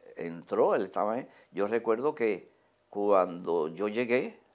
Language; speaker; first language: Spanish; native; Spanish